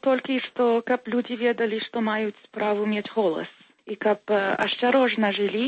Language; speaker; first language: Belarusian; early bilingual, heritage; Belarusian